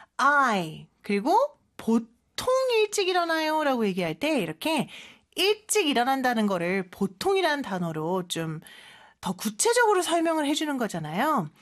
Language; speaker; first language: Korean; native; Korean